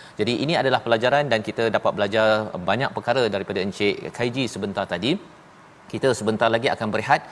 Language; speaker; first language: Malay; native; Malay